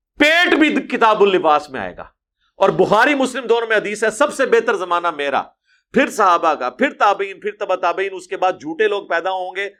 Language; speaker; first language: Urdu; non-native, local second language; Punjabi